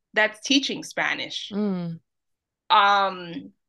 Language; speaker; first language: English; early bilingual, other home language; Spanish